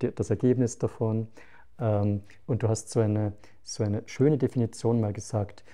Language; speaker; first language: German; native; German